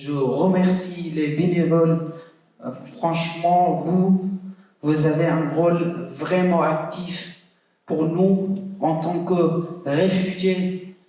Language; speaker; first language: French; non-native, fluent; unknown